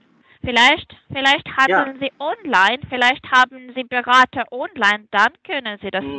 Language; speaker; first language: German; non-native, fluent; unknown